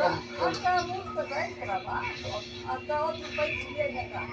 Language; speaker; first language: Spanish; non-native, local second language; Quechua